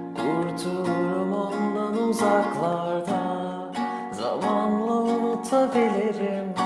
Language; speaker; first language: Turkish; non-native, fluent; Arabic